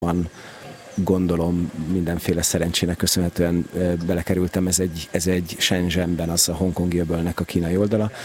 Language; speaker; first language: Hungarian; native; Hungarian